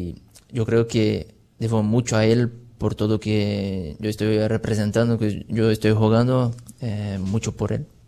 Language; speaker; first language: Spanish; non-native, fluent; Portuguese